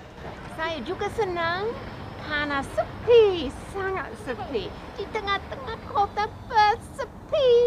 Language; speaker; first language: Indonesian; non-native, fluent; English